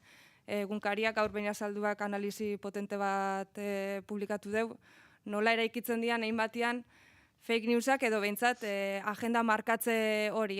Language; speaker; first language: Basque; native; Basque